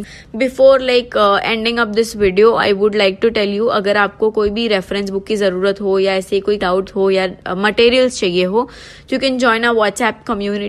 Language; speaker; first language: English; non-native, local second language; Hindi